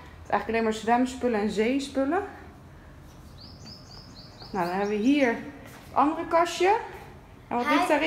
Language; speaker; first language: Dutch; native; Dutch